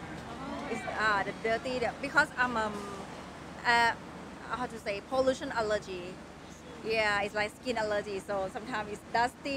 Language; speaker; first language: English; non-native, fluent; Thai